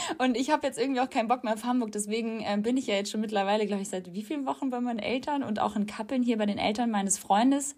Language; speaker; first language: German; native; German